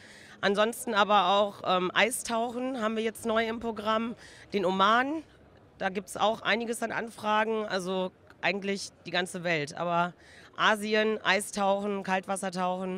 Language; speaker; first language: German; native; German